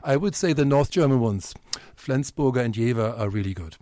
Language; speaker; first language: English; non-native, fluent; German